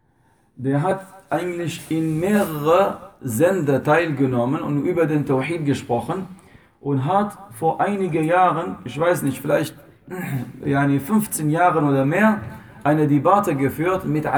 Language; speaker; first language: German; non-native, fluent; Arabic